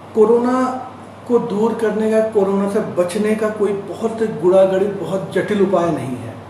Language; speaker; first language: Hindi; non-native, local second language; Marathi